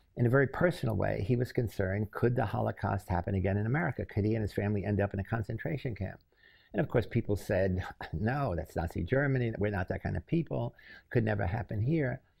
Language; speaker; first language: English; native; English